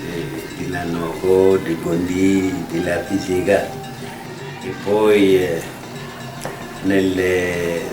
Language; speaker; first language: Italian; non-native, fluent; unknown